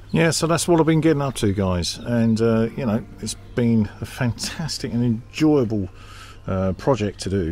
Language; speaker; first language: English; native; English